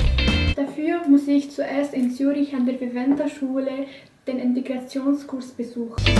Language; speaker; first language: German; non-native, learner; Arabic